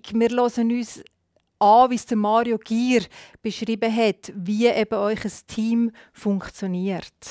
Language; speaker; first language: German; native; German